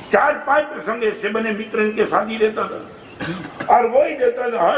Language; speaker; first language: Hindi; non-native, local second language; Gujarati